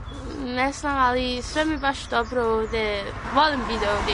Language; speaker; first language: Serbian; early bilingual, heritage; Bosnian